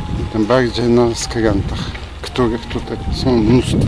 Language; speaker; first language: Polish; non-native, fluent; Turkish